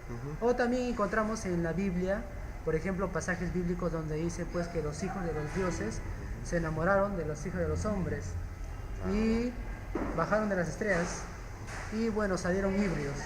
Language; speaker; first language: Spanish; native; Spanish